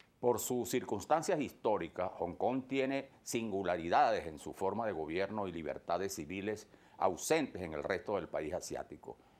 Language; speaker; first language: Spanish; native; Spanish